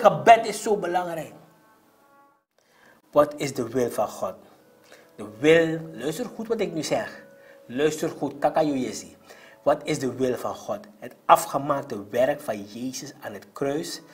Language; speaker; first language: Dutch; non-native, local second language; Sranan Tongo